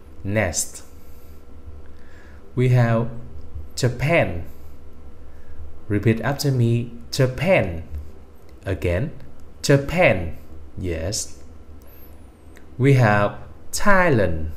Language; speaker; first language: English; non-native, fluent; Vietnamese